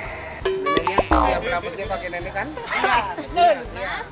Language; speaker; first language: Indonesian; non-native, fluent; Japanese